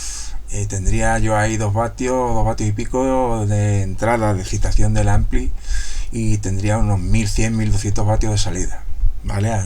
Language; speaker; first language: Spanish; native; Spanish